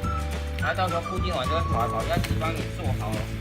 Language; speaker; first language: Chinese; native; Chinese